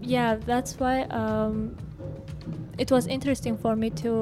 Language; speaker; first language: English; non-native, learner; Russian